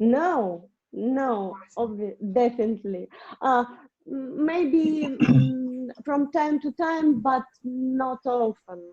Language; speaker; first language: English; non-native, learner; Russian